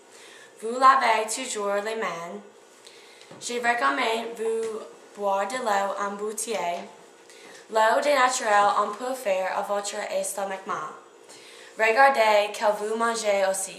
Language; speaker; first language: French; non-native, learner; English